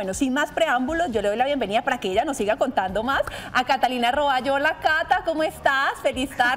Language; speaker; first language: Spanish; native; Spanish